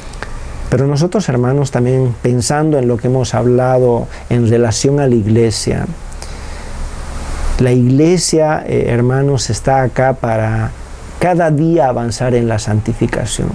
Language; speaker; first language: Spanish; native; Spanish